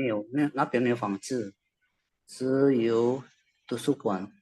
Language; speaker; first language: Chinese; non-native, learner; Indonesian